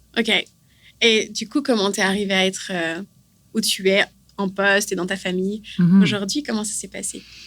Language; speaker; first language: French; native; French